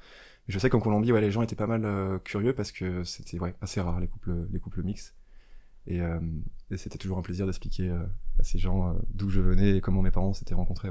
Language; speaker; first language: French; native; French